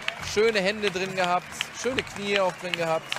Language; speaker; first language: German; native; German